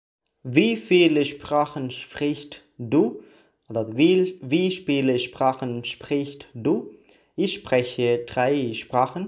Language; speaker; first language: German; non-native, learner; Tamil